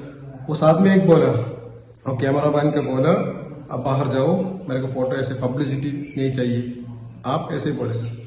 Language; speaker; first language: Hindi; non-native, local second language; Malayalam